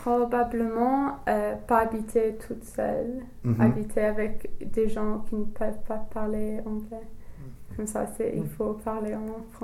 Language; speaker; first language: French; non-native, learner; English